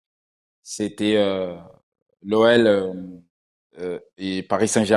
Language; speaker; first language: French; non-native, fluent; Portuguese